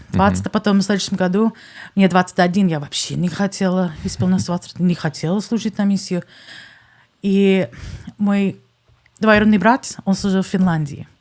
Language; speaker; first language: Russian; non-native, fluent; English